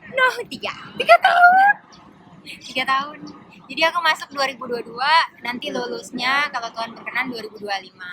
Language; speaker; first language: Indonesian; native; Indonesian